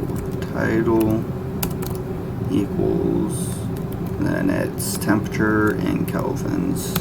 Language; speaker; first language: English; native; English